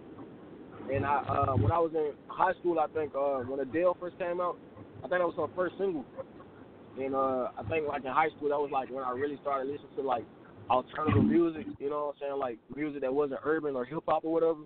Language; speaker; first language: English; native; English